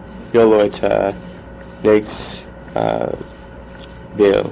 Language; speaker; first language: German; non-native, learner; English